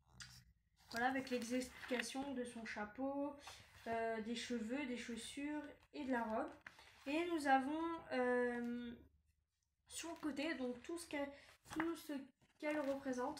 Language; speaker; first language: French; native; French